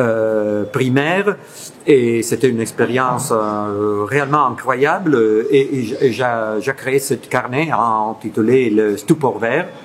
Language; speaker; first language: French; non-native, fluent; Italian